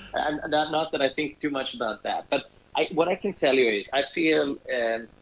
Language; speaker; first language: English; non-native, fluent; Swedish